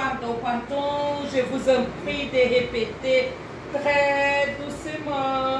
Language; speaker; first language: French; non-native, learner; Portuguese